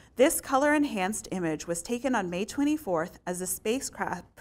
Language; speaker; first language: English; native; English